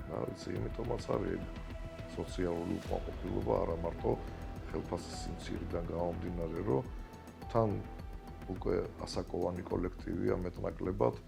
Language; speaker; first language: Georgian; native; Georgian